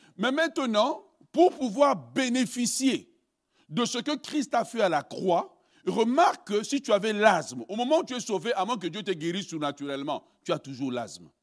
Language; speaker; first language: French; early bilingual, other home language; Lingala